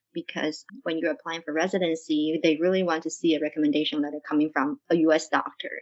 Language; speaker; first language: English; non-native, fluent; Chinese